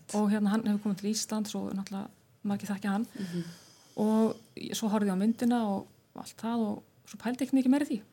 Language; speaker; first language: Icelandic; non-native, fluent; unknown